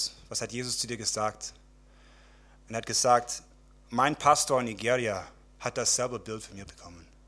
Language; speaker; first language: German; non-native, fluent; English